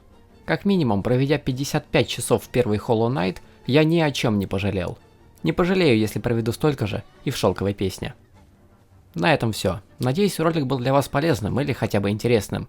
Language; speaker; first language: Russian; native; Russian